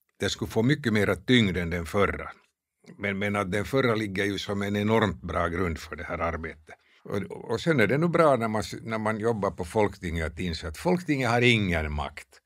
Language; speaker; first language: Swedish; native; Swedish